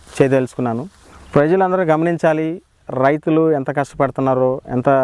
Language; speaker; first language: Telugu; native; Telugu